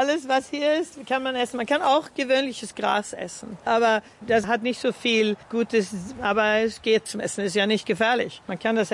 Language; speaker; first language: German; early bilingual, heritage; German